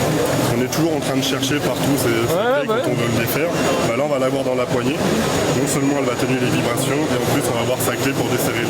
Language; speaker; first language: French; native; French